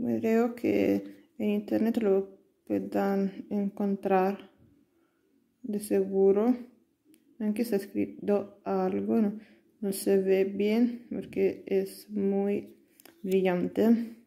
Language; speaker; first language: Spanish; non-native, learner; Italian